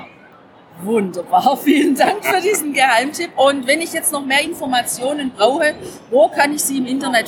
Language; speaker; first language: German; native; German